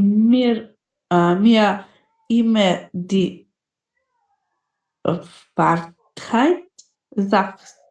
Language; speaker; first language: German; non-native, learner; Macedonian